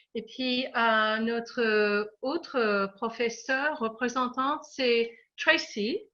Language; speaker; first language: French; non-native, fluent; English